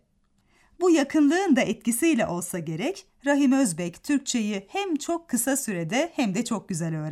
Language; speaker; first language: Turkish; native; Turkish